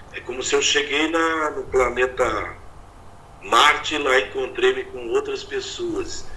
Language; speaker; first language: Portuguese; native; Portuguese